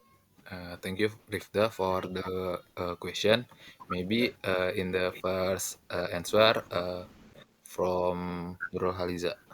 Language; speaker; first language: English; non-native, learner; Indonesian